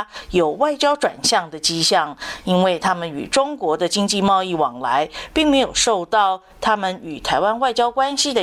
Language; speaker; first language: Chinese; native; Chinese